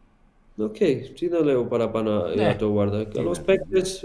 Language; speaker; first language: Greek; non-native, learner; Portuguese